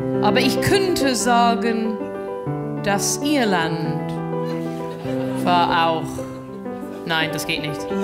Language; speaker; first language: German; non-native, fluent; English